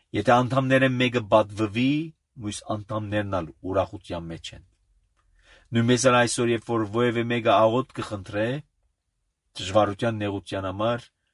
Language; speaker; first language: Armenian; early bilingual, heritage; Armenian